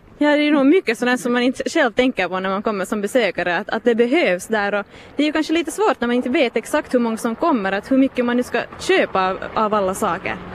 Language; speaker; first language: Swedish; native; Swedish